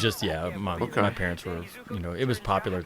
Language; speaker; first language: English; native; English